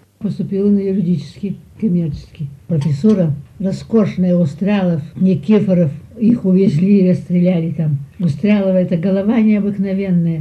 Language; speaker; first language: Russian; early bilingual, heritage; Russian